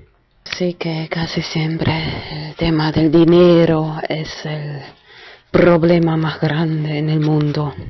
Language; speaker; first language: Spanish; non-native, fluent; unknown